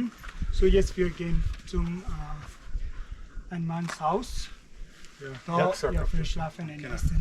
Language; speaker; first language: German; non-native, learner; Nepali